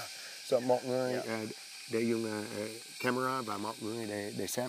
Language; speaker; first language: Vietnamese; non-native, learner; English